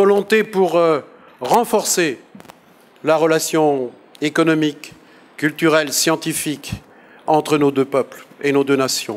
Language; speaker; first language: French; native; French